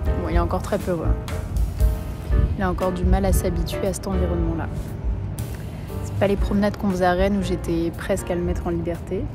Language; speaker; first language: French; native; French